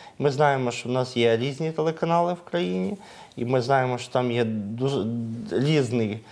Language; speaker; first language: Ukrainian; native; Ukrainian